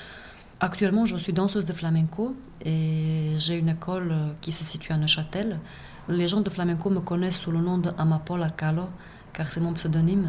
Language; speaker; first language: French; non-native, fluent; Bosnian